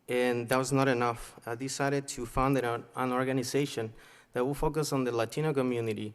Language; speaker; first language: English; non-native, fluent; Spanish